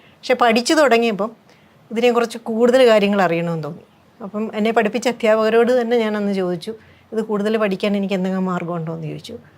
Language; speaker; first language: Malayalam; native; Malayalam